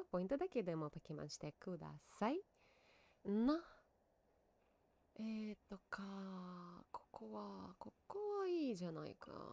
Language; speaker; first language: Japanese; non-native, learner; Russian